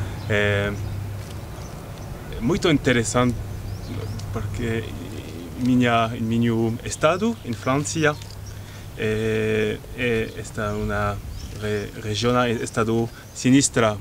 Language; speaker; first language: Portuguese; non-native, learner; French